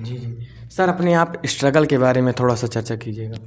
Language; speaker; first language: Hindi; native; Hindi